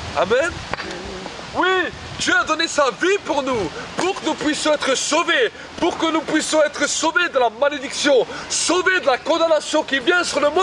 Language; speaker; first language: French; native; French